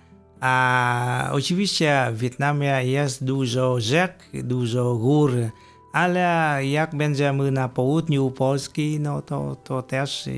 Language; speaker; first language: Polish; non-native, fluent; Vietnamese